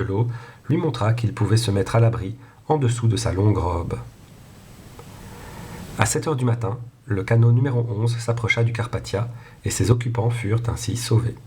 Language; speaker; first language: French; non-native, local second language; Dutch